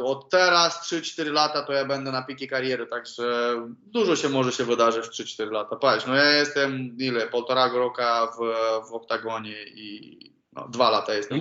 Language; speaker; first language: Polish; non-native, learner; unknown